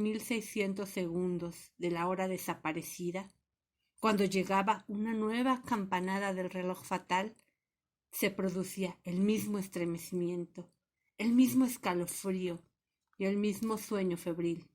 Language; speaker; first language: Spanish; native; Spanish